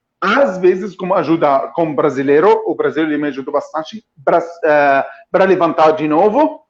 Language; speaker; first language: Portuguese; non-native, fluent; Arabic